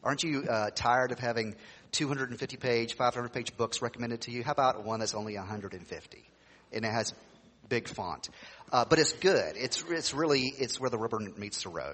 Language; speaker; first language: English; native; English